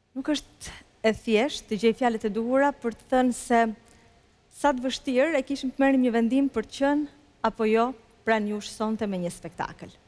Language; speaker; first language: Albanian; native; Albanian